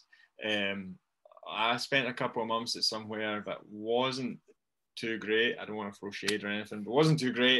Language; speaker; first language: English; native; English